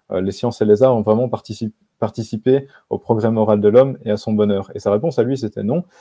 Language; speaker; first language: French; native; French